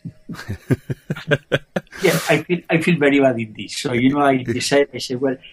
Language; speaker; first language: English; non-native, fluent; Spanish